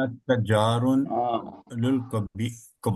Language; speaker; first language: Arabic; non-native, learner; Urdu